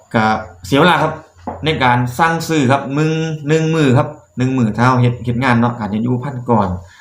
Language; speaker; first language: Thai; native; Thai